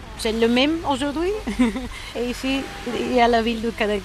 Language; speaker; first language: French; non-native, learner; Catalan